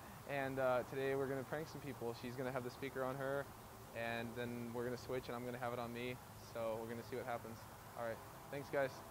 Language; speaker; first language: English; native; English